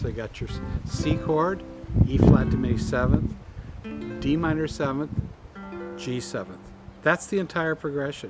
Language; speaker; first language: English; native; English